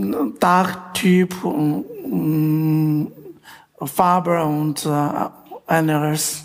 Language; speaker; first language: German; non-native, fluent; Chinese